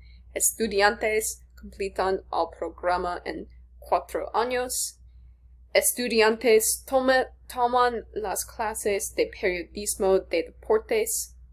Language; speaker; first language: Spanish; non-native, learner; English